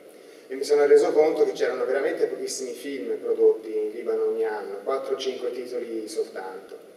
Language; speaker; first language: Italian; native; Italian